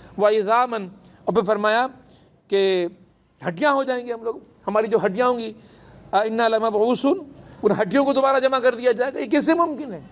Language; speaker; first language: Urdu; non-native, local second language; Sindhi